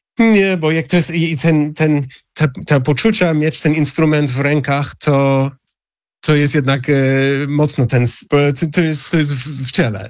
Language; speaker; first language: Polish; non-native, fluent; English